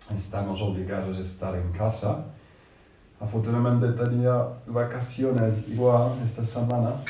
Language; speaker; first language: Spanish; non-native, fluent; English